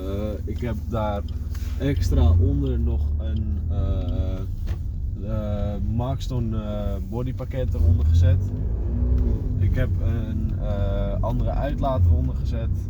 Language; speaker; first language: Dutch; native; Dutch